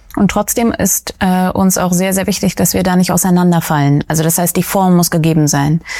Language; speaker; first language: German; early bilingual, other home language; Russian